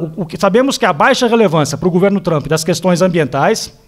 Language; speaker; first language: Portuguese; native; Portuguese